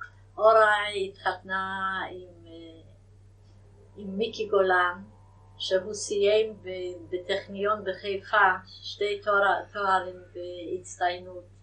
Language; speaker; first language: Hebrew; non-native, fluent; Yiddish